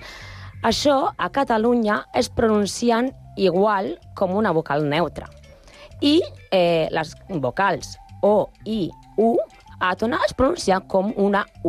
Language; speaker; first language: Catalan; non-native, learner; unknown